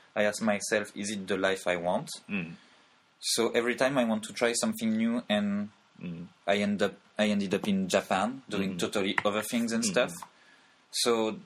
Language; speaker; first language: English; non-native, fluent; French